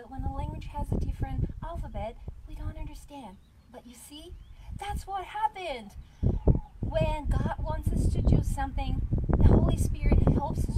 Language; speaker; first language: English; non-native, fluent; Bulgarian